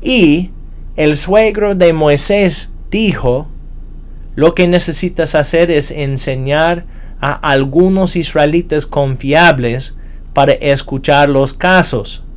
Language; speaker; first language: Spanish; non-native, fluent; English